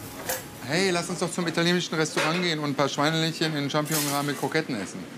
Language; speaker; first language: German; native; German